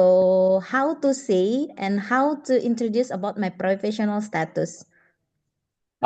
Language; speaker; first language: English; non-native, learner; Indonesian